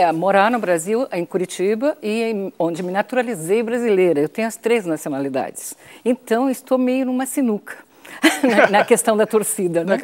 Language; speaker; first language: Portuguese; non-native, fluent; Spanish